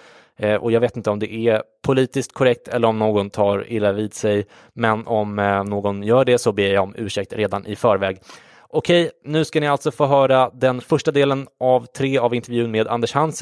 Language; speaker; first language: Swedish; native; Swedish